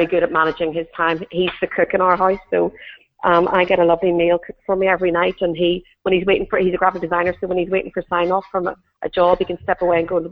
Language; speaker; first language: English; native; English